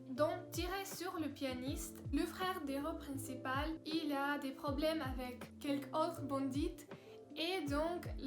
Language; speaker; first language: French; non-native, learner; Russian